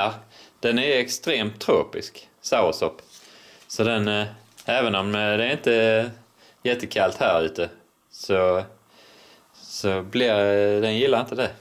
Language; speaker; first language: Swedish; native; Swedish